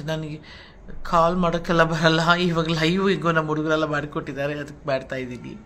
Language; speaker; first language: Kannada; non-native, local second language; Telugu